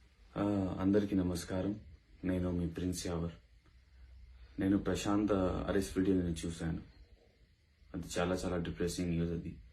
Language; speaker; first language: Telugu; non-native, local second language; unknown